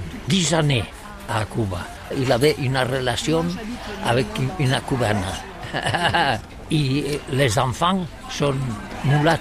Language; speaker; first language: French; non-native, learner; Catalan